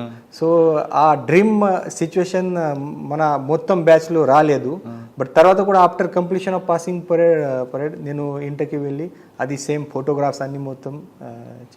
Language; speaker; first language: Telugu; non-native, fluent; Marathi